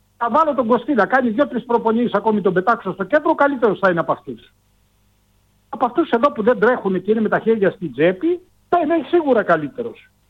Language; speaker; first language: Greek; native; Greek